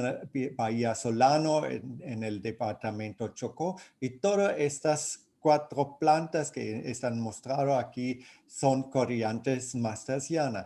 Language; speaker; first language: Spanish; non-native, fluent; German